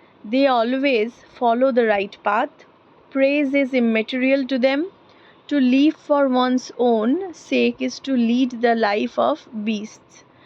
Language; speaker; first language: English; non-native, local second language; Bangla